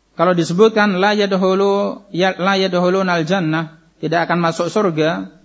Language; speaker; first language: Indonesian; native; Indonesian